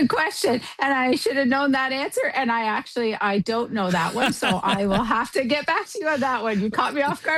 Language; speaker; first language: English; native; English